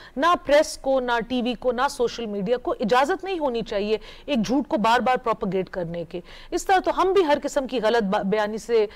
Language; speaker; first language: Hindi; native; Hindi